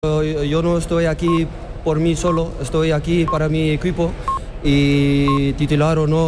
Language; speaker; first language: Spanish; non-native, learner; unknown